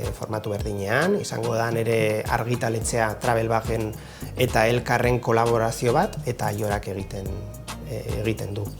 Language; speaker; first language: Basque; non-native, local second language; Spanish